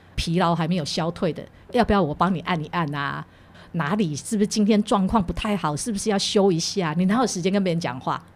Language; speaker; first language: Chinese; native; Chinese